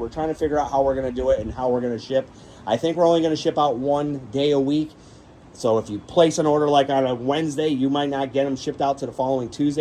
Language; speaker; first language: English; native; English